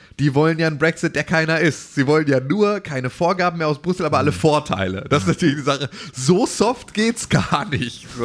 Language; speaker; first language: German; native; German